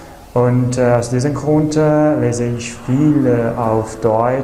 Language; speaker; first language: German; non-native, fluent; Italian